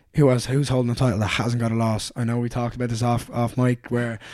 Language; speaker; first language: English; native; English